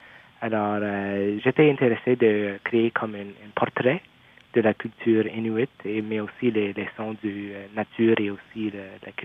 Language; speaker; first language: French; non-native, local second language; English